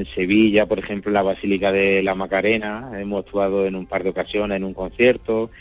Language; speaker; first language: Spanish; native; Spanish